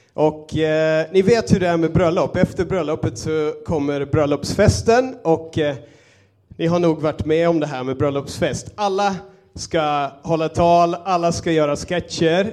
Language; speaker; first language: Swedish; native; Swedish